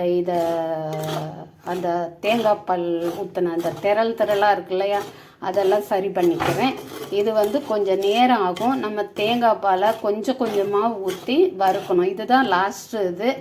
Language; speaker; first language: Tamil; native; Tamil